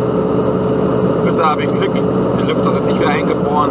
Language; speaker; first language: German; native; German